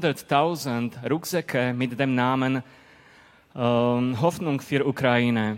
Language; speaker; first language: German; non-native, fluent; Slovak